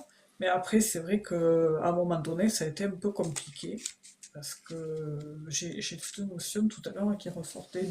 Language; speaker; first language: French; native; French